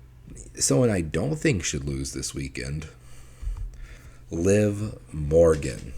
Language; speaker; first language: English; native; English